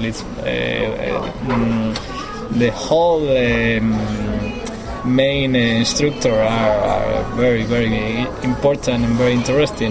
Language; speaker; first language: English; non-native, learner; Spanish